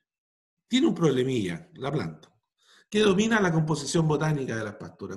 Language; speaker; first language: Spanish; native; Spanish